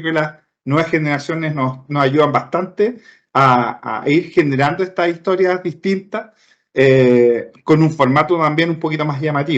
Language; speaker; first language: Spanish; native; Spanish